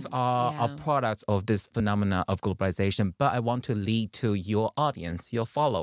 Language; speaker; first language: English; non-native, fluent; Chinese